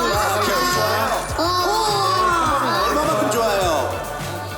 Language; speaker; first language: Korean; native; Korean